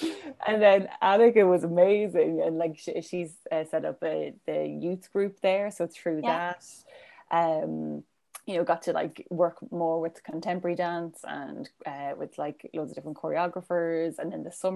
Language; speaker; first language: English; native; English